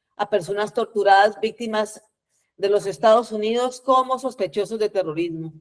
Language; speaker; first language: Spanish; native; Spanish